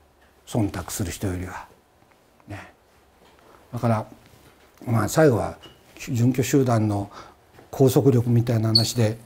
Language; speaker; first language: Japanese; native; Japanese